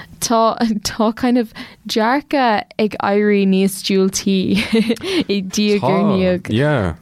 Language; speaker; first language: Irish; non-native, local second language; English